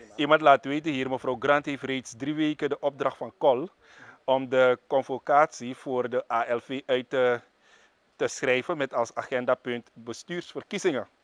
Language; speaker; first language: Dutch; native; Dutch